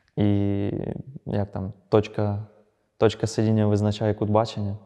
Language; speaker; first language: Ukrainian; early bilingual, other home language; Russian